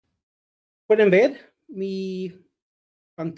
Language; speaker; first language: Spanish; non-native, fluent; Swedish